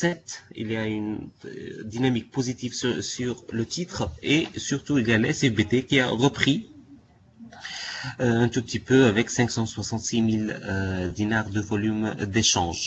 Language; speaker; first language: French; non-native, local second language; Arabic